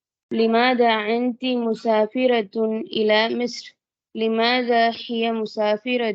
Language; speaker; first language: Arabic; non-native, learner; Tamil